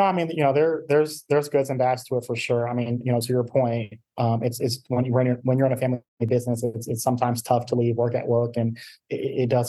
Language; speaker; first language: English; native; English